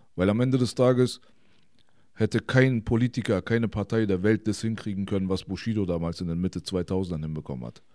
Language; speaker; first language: German; early bilingual, other home language; Persian